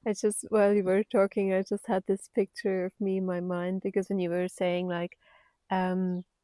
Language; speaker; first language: English; non-native, fluent; German